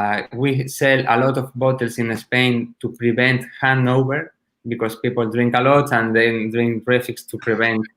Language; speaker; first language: English; non-native, learner; Spanish